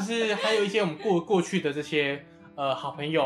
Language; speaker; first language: Chinese; native; Chinese